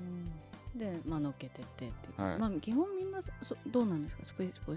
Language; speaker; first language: Japanese; native; Japanese